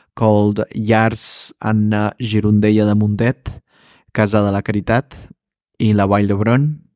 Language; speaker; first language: English; early bilingual, other home language; Spanish